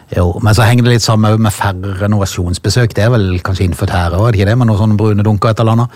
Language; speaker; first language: Norwegian; native; Norwegian